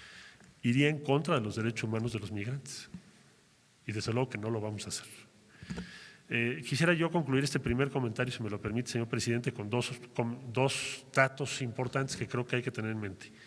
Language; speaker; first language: Spanish; native; Spanish